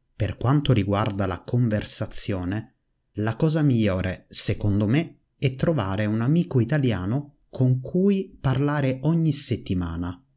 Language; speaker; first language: Italian; native; Italian